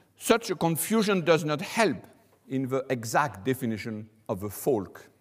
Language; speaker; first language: English; non-native, fluent; French